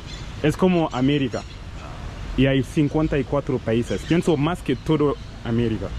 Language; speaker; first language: Spanish; non-native, local second language; French